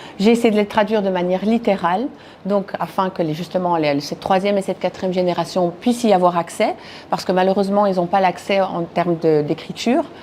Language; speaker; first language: French; native; French